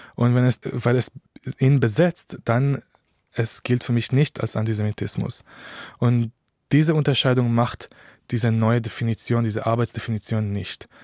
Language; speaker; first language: German; non-native, fluent; Hebrew